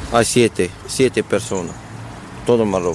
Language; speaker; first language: Spanish; non-native, learner; Arabic